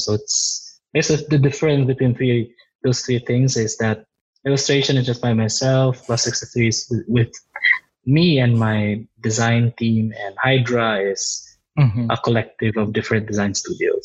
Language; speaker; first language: English; non-native, local second language; Waray